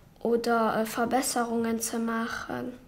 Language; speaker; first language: German; non-native, local second language; Luxembourgish